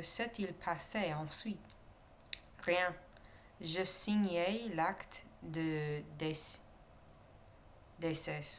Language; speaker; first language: French; non-native, learner; English